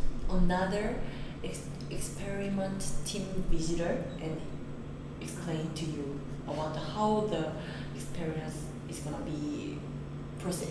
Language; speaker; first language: English; non-native, learner; Korean